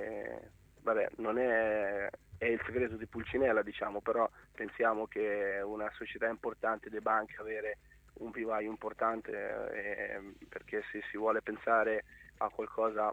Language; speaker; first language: Italian; native; Italian